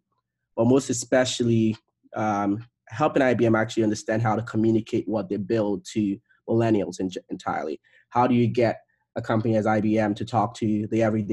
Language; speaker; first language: English; non-native, local second language; Igbo